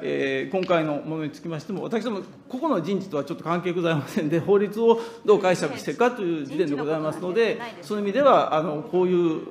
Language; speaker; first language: Japanese; native; Japanese